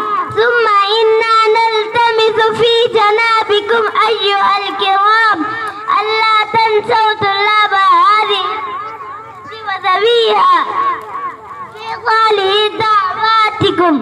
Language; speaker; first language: Arabic; non-native, learner; Urdu